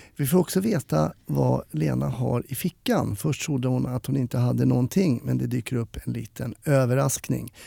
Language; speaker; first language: Swedish; native; Swedish